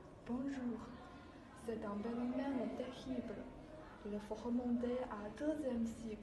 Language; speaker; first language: French; non-native, learner; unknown